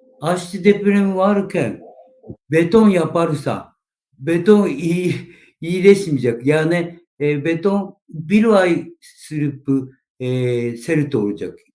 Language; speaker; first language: Turkish; non-native, learner; Japanese